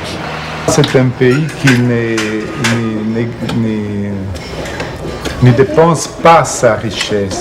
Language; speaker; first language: French; non-native, fluent; Portuguese